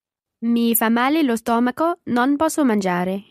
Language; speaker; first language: Italian; non-native, learner; English